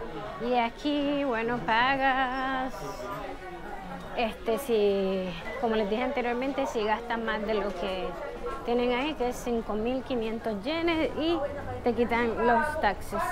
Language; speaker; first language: Spanish; early bilingual, heritage; Spanish